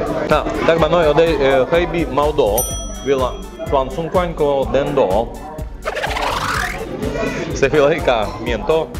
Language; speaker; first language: Vietnamese; non-native, learner; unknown